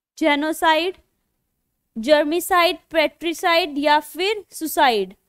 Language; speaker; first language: Hindi; non-native, local second language; Punjabi